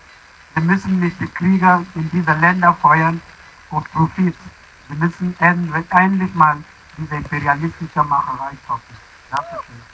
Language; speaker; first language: German; non-native, fluent; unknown